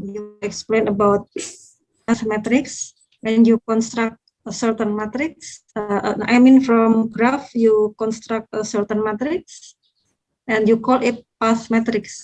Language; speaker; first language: English; non-native, fluent; Indonesian